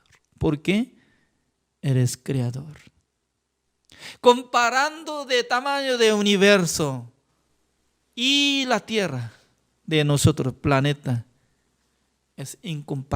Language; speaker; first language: Spanish; non-native, fluent; Korean